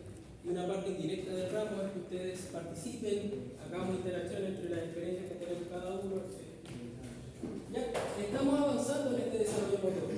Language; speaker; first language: Spanish; native; Spanish